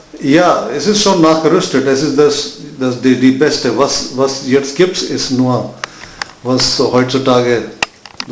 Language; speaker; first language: German; non-native, fluent; Hindi